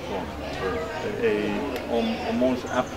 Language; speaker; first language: French; non-native, fluent; English